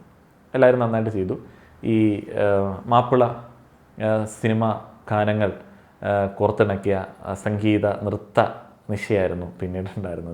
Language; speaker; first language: Malayalam; native; Malayalam